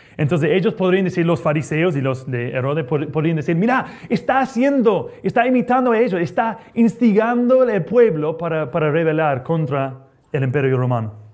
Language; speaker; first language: Spanish; non-native, fluent; English